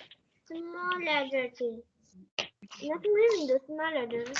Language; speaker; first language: English; non-native, learner; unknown